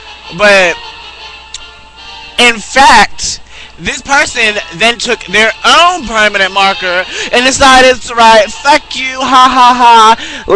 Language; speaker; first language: English; native; English